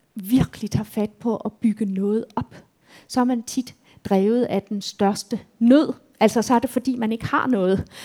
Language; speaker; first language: Danish; native; Danish